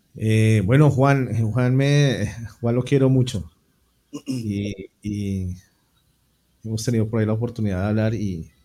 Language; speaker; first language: Spanish; native; Spanish